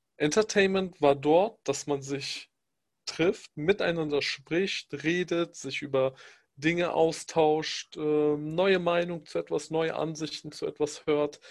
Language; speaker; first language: German; early bilingual, other home language; Pashto